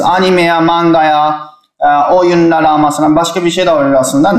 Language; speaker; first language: Turkish; non-native, fluent; Japanese